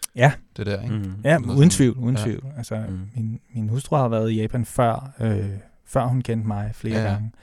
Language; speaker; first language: Danish; native; Danish